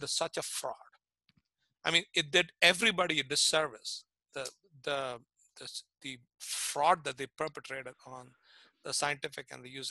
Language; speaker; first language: English; non-native, local second language; Tamil